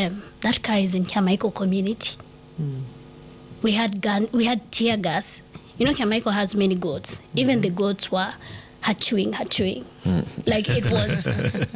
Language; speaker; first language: English; non-native, local second language; Swahili